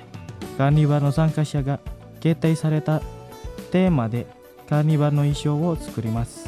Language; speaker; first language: Japanese; non-native, fluent; Indonesian